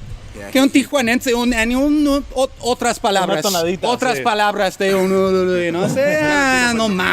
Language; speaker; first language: Spanish; non-native, learner; English